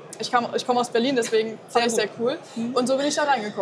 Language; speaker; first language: German; native; German